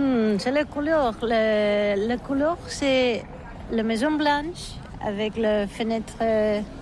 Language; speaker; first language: French; non-native, learner; Catalan